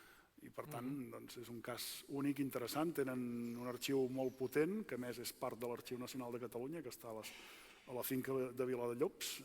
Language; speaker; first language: Catalan; native; Catalan